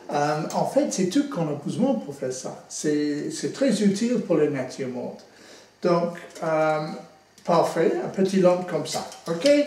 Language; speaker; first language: French; non-native, fluent; English